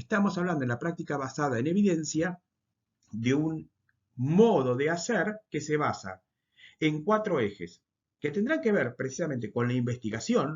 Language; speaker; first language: Spanish; native; Spanish